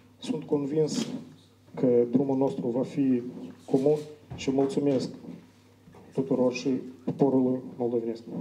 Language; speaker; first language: Romanian; non-native, learner; Ukrainian